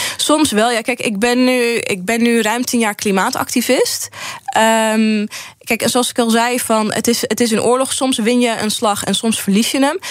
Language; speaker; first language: Dutch; early bilingual, other home language; Arabic